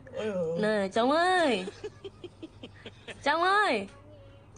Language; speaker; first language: Vietnamese; non-native, learner; Indonesian